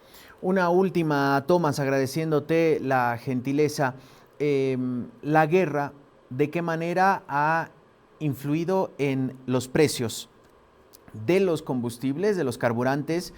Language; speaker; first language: Spanish; native; Spanish